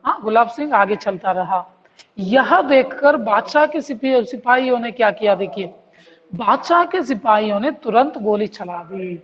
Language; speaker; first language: Hindi; non-native, local second language; Kannada